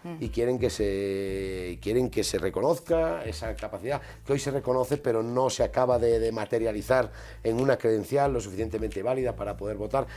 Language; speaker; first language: Spanish; native; Spanish